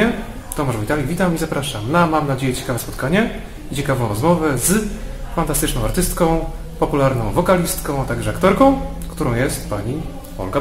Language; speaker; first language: Polish; native; Polish